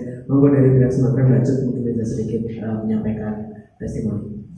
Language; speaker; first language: Indonesian; native; Indonesian